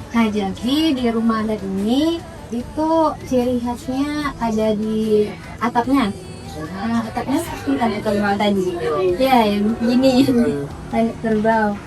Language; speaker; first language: Indonesian; native; Indonesian